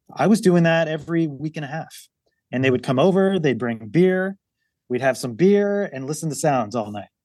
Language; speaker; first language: English; native; English